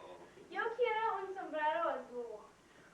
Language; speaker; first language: Spanish; non-native, learner; English